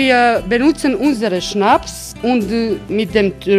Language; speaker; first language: German; non-native, learner; Croatian